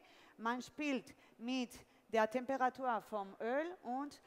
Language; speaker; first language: German; non-native, fluent; Spanish